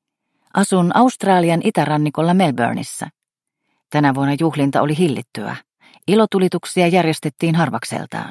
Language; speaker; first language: Finnish; native; Finnish